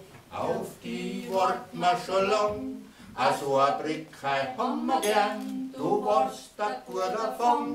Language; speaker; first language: German; native; German